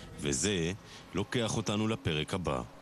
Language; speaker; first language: Hebrew; native; Hebrew